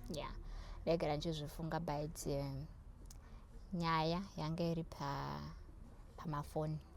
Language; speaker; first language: Shona; non-native, local second language; North Ndebele